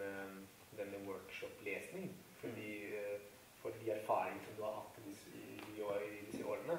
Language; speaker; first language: Norwegian; non-native, fluent; Italian